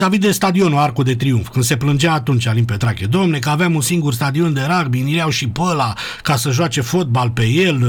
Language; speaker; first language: Romanian; native; Romanian